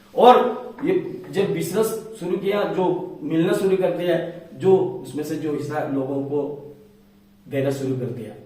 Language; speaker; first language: Hindi; non-native, local second language; Malayalam